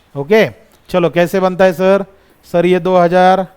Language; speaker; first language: Hindi; non-native, local second language; Marathi